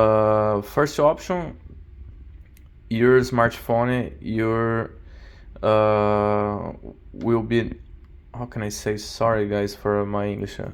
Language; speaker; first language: English; non-native, learner; Portuguese